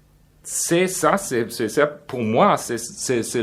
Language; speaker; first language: French; non-native, fluent; German